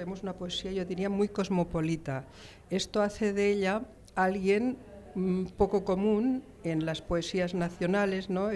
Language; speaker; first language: Spanish; native; Spanish